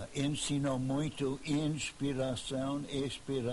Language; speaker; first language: Portuguese; non-native, fluent; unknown